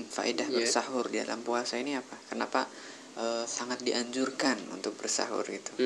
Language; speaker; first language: Indonesian; native; Indonesian